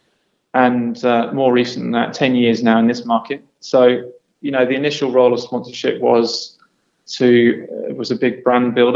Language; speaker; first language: English; native; English